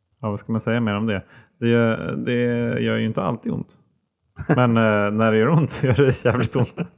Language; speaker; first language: Swedish; native; Swedish